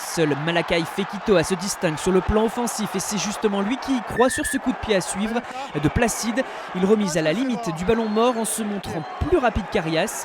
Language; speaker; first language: French; native; French